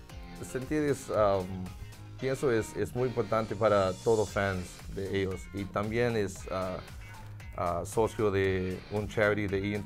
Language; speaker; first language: Spanish; non-native, learner; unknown